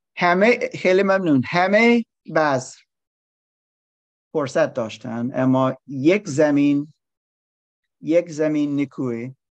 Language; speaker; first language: Persian; non-native, learner; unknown